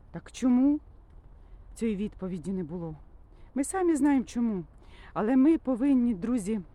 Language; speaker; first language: Ukrainian; non-native, local second language; Russian